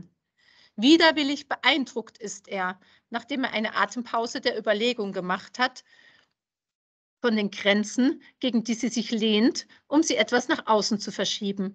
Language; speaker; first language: German; native; German